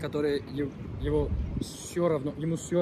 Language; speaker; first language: Russian; non-native, learner; Spanish